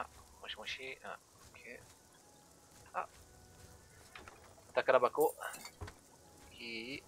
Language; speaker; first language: Japanese; non-native, learner; French